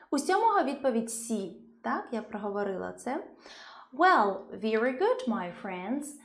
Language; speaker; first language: English; non-native, fluent; Ukrainian